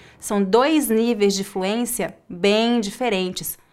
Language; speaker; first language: Portuguese; native; Portuguese